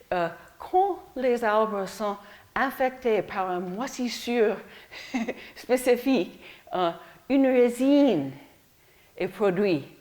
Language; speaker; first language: French; non-native, fluent; English